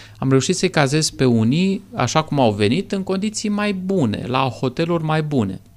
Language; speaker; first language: Romanian; native; Romanian